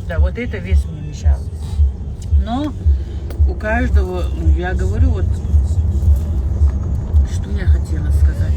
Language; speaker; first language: Russian; non-native, local second language; Chechen